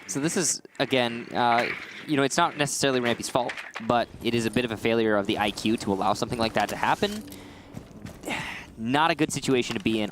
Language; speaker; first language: English; native; English